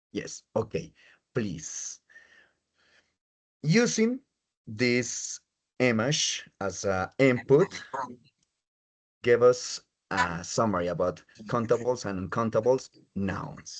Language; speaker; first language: English; non-native, fluent; Spanish